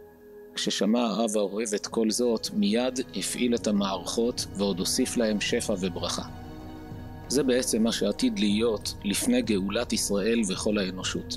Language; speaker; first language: Hebrew; native; Hebrew